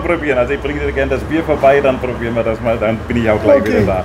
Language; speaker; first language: German; native; German